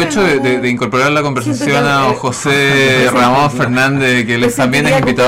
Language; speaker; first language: Spanish; native; Spanish